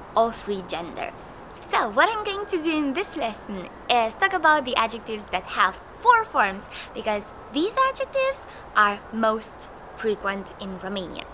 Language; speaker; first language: English; non-native, fluent; Romanian